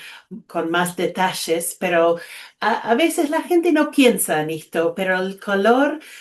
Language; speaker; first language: Spanish; non-native, fluent; English